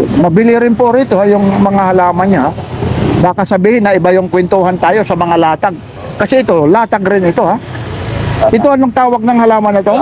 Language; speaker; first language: Filipino; non-native, local second language; Cebuano